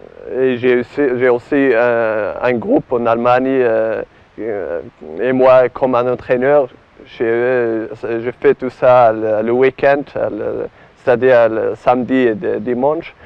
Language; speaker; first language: French; non-native, learner; Arabic